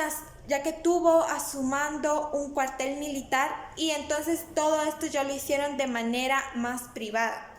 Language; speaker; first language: Spanish; native; Spanish